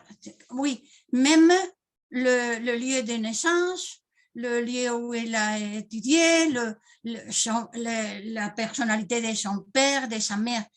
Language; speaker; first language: French; non-native, fluent; Spanish